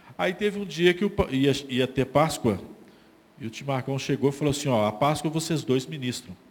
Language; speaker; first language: Portuguese; native; Portuguese